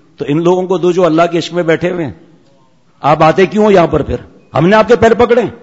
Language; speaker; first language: Urdu; non-native, local second language; Memoni